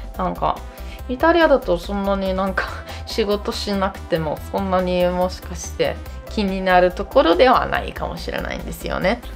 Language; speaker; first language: Japanese; non-native, fluent; Italian